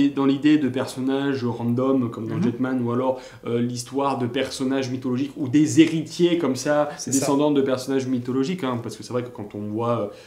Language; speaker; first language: French; native; French